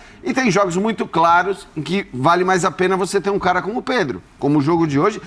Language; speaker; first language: Portuguese; native; Portuguese